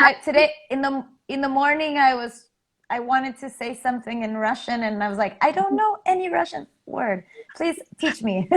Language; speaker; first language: English; non-native, fluent; Spanish